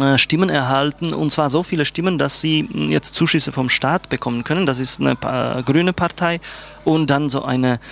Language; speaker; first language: German; non-native, fluent; Czech